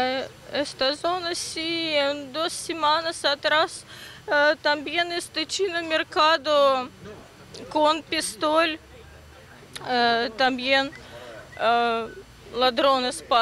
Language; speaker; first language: Spanish; non-native, learner; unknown